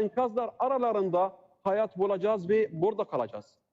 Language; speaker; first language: Turkish; non-native, learner; Arabic